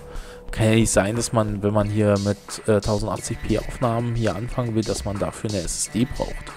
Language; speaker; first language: German; native; German